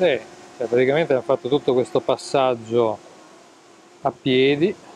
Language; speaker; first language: Italian; native; Italian